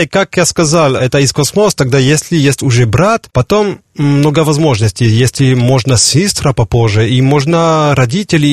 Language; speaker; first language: Russian; non-native, learner; French